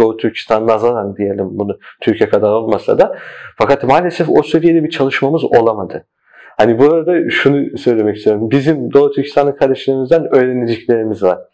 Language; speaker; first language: Turkish; early bilingual, heritage; Turkish